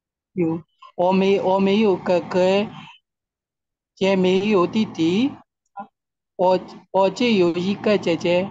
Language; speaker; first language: Chinese; non-native, learner; Burmese